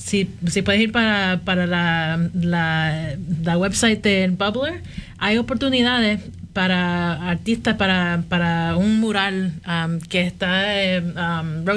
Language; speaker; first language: Spanish; early bilingual, heritage; Spanish